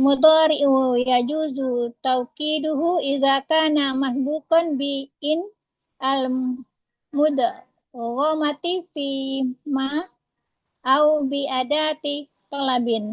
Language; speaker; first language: Arabic; non-native, learner; Indonesian